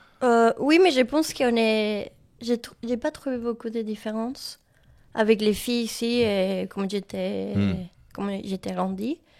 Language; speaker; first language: French; non-native, learner; Spanish